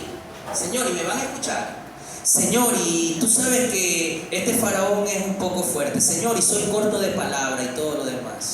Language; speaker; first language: Spanish; native; Spanish